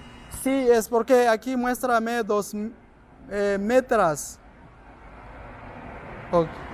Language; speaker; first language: Spanish; non-native, learner; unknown